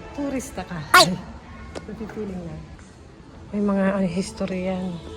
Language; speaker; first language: Filipino; native; Filipino